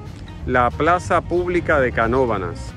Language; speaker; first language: Spanish; native; Spanish